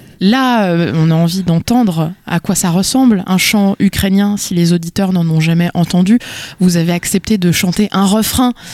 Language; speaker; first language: French; native; French